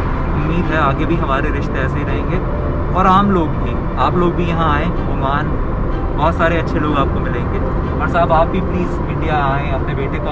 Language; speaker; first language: Hindi; native; Hindi